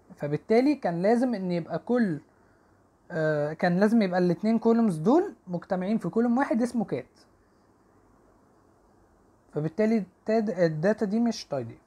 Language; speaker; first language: Arabic; native; Arabic